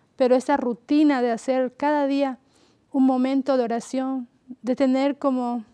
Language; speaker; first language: Spanish; native; Spanish